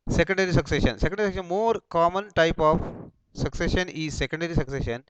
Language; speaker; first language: English; non-native, local second language; Kannada